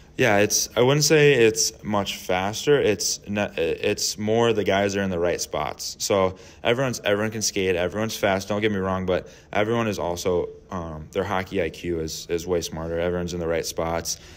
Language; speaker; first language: English; native; English